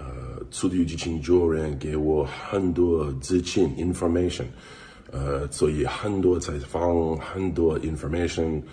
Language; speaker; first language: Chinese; non-native, learner; English